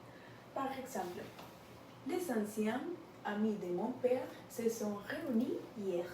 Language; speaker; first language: French; non-native, learner; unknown